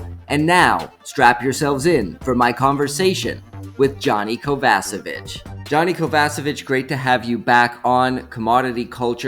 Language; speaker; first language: English; native; English